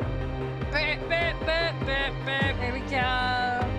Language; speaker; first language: English; native; English